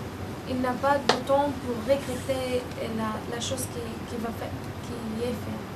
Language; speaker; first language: French; non-native, learner; Arabic